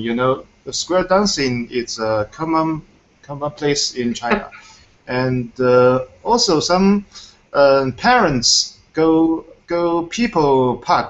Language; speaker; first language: English; non-native, fluent; Chinese